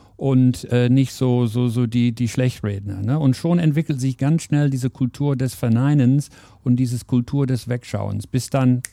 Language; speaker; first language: German; non-native, fluent; English